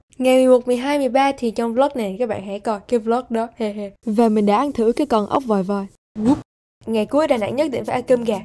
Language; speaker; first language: Vietnamese; early bilingual, heritage; Vietnamese